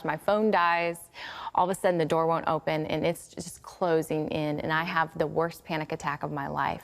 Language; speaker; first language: English; native; English